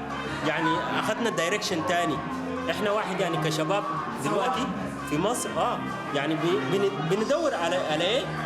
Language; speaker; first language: Arabic; native; Arabic